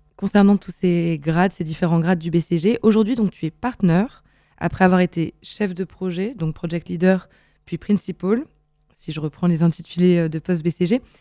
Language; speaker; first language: French; native; French